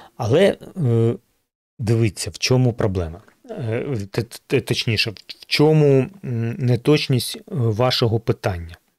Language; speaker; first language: Ukrainian; non-native, local second language; Russian